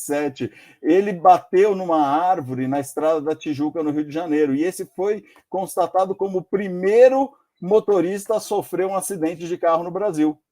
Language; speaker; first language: Portuguese; native; Portuguese